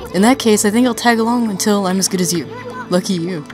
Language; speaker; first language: English; native; English